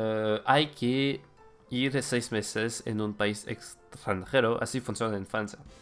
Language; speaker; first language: Spanish; non-native, fluent; French